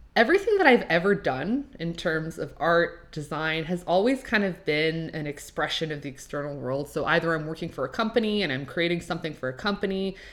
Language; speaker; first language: English; non-native, fluent; French